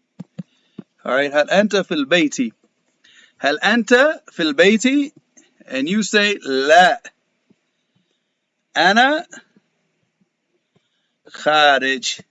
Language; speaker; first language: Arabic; non-native, fluent; English